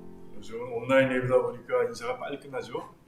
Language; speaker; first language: Korean; native; Korean